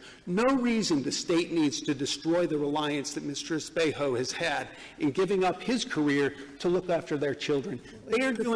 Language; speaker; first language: English; native; English